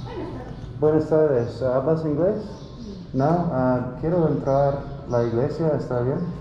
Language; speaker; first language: Spanish; non-native, learner; English